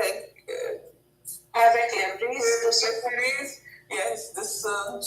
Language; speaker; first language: French; non-native, learner; English